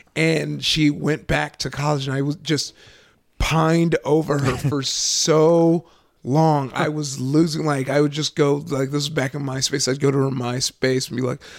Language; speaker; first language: English; native; English